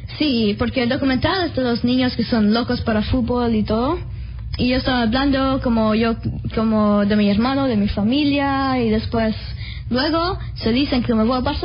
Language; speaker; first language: Spanish; early bilingual, heritage; Spanish